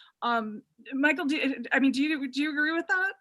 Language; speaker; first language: English; native; English